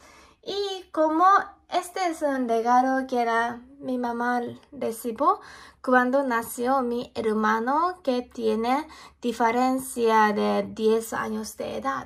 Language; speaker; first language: Spanish; non-native, learner; Japanese